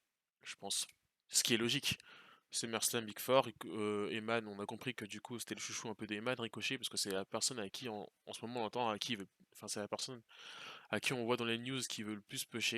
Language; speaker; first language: French; native; French